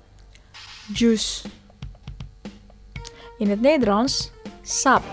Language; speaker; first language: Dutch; non-native, learner; Indonesian